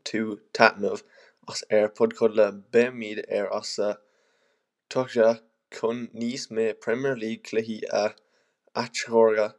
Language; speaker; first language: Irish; non-native, local second language; English